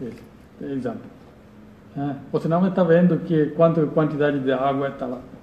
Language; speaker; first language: Portuguese; non-native, learner; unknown